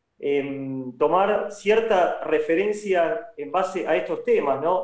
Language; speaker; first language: Spanish; native; Spanish